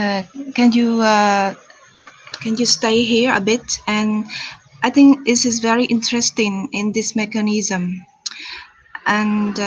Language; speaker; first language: English; non-native, fluent; Vietnamese